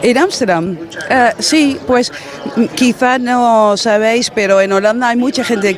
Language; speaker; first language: Spanish; non-native, fluent; Dutch